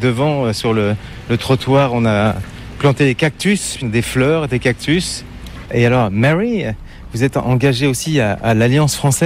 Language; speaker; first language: French; native; French